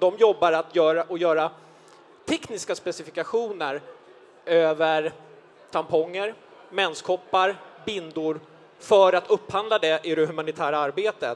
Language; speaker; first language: Swedish; native; Swedish